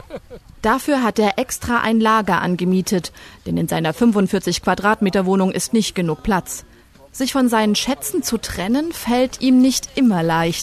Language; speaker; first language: German; native; German